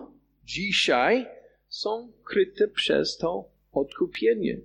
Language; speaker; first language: Polish; non-native, fluent; English